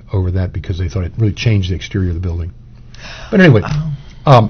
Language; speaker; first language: English; native; English